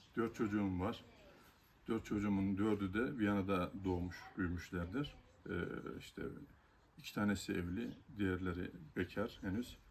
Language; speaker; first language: Turkish; native; Turkish